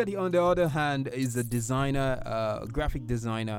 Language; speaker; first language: English; non-native, local second language; Yoruba